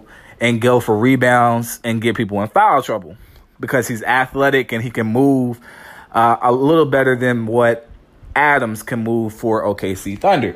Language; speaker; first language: English; native; English